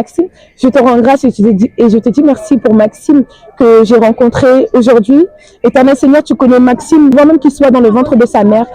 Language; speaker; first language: French; native; French